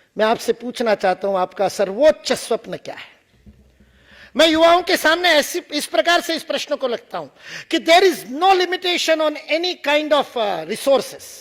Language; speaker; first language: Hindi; non-native, local second language; Marathi